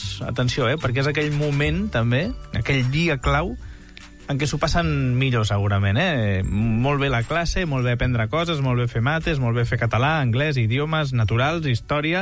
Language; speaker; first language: Catalan; native; Catalan